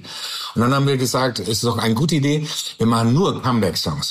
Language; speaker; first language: German; non-native, learner; English